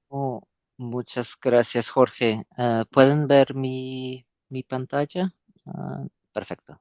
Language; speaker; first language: Spanish; non-native, fluent; English